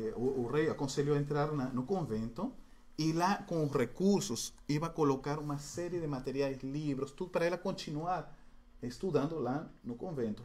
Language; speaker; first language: Portuguese; non-native, fluent; Spanish